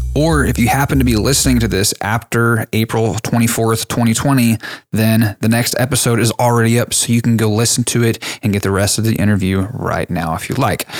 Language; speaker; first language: English; native; English